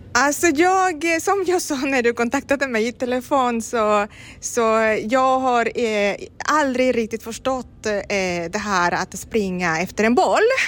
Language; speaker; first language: Swedish; non-native, fluent; Spanish